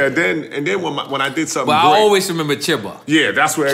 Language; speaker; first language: English; native; English